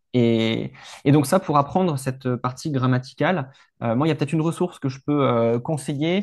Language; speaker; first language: French; native; French